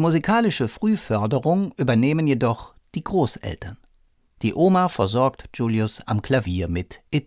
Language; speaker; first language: German; native; German